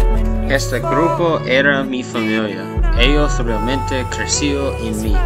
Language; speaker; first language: Spanish; non-native, learner; English